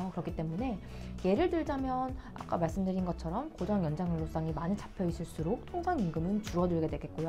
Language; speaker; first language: Korean; native; Korean